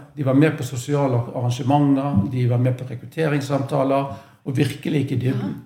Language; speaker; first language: Norwegian; native; Norwegian